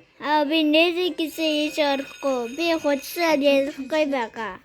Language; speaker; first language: Mongolian; early bilingual, heritage; Mongolian